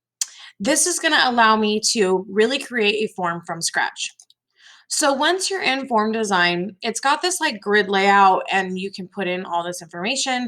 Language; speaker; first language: English; native; English